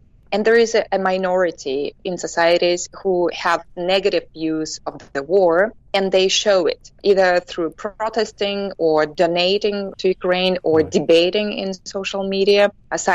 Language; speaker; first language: English; non-native, fluent; Kyrgyz